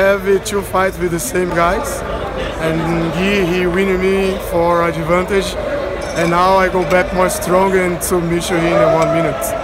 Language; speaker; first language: English; non-native, learner; Portuguese